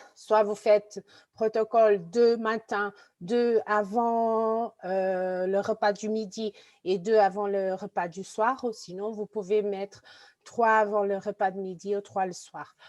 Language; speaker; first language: French; non-native, fluent; Portuguese